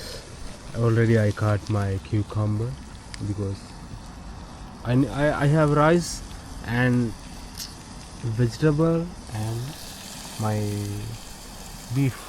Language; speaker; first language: English; non-native, learner; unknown